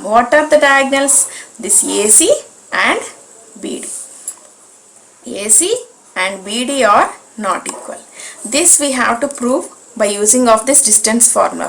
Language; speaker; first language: English; non-native, local second language; Telugu